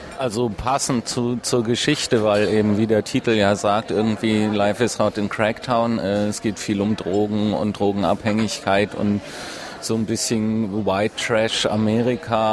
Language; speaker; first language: German; native; German